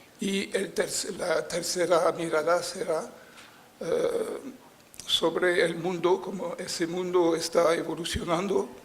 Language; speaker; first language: Spanish; non-native, fluent; French